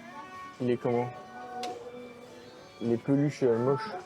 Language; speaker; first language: French; native; French